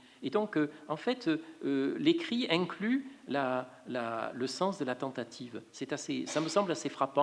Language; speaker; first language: French; native; French